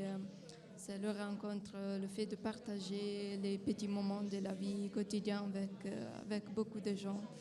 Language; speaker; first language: French; non-native, fluent; Italian